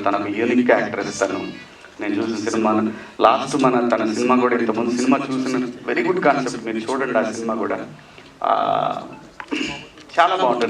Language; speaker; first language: Telugu; native; Telugu